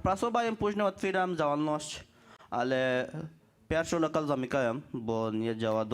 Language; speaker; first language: Polish; non-native, learner; Bangla